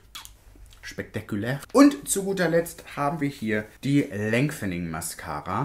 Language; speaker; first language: German; native; German